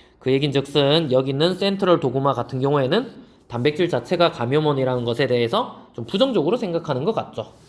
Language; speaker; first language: Korean; native; Korean